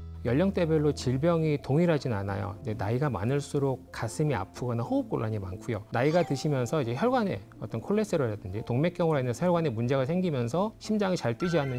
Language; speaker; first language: Korean; native; Korean